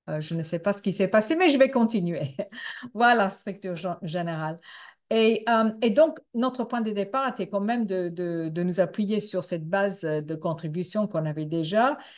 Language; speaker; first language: French; non-native, fluent; English